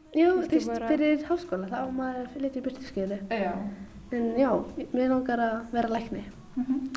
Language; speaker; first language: Icelandic; non-native, fluent; Arabic